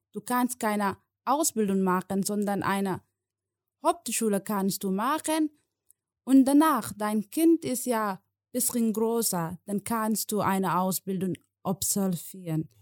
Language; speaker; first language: German; non-native, learner; Somali